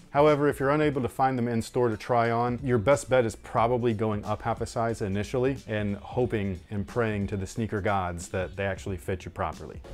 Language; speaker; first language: English; native; English